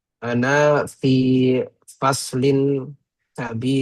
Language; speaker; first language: Arabic; non-native, learner; Indonesian